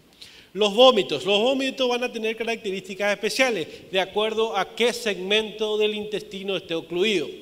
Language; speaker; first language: Spanish; native; Spanish